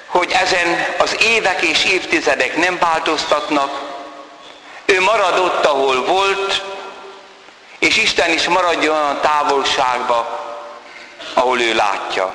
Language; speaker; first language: Hungarian; native; Hungarian